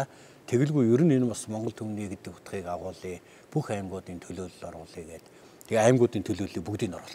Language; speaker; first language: Mongolian; native; Mongolian